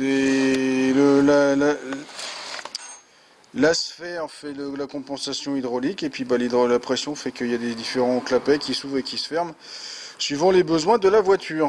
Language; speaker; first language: French; native; French